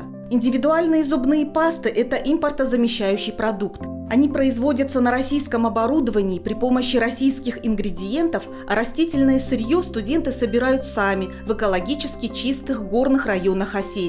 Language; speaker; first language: Russian; native; Russian